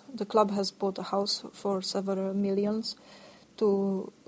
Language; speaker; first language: English; non-native, fluent; Czech